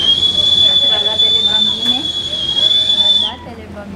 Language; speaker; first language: Italian; native; Italian